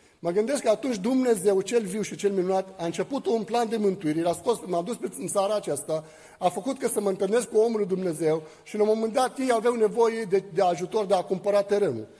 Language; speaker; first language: Romanian; non-native, fluent; Arabic